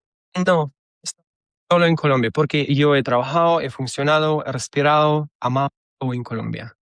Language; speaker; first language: Spanish; non-native, fluent; Russian